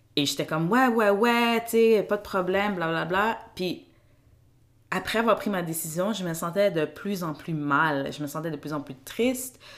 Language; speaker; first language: French; early bilingual, other home language; Kinyarwanda